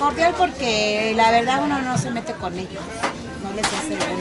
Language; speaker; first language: Spanish; native; Spanish